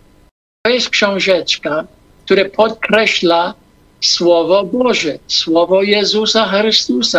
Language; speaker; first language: Polish; non-native, fluent; English